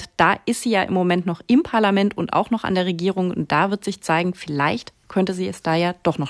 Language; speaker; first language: German; native; German